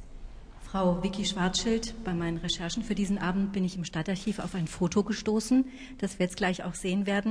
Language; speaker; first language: German; native; German